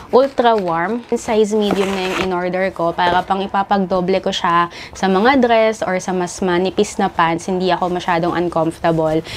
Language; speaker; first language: Filipino; native; Filipino